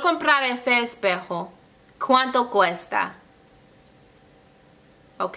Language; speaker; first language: Spanish; non-native, learner; English